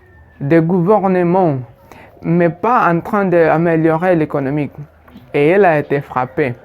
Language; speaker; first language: French; non-native, fluent; Spanish